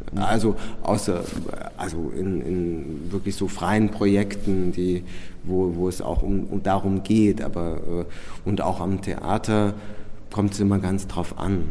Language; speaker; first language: German; early bilingual, other home language; Czech